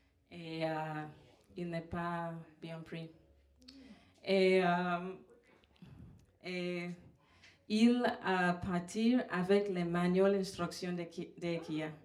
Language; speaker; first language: French; non-native, fluent; English